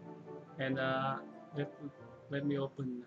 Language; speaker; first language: English; non-native, learner; Vietnamese